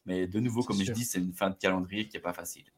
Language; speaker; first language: French; native; French